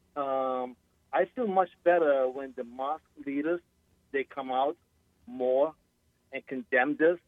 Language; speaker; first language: English; non-native, fluent; Arabic